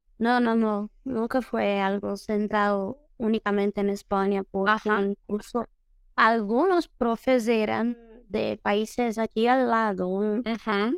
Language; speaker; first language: Spanish; non-native, fluent; Portuguese